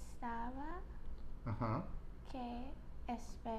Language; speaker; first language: Spanish; non-native, learner; English